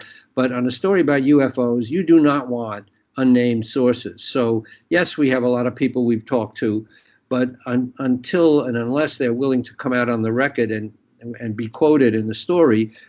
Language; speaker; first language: English; native; English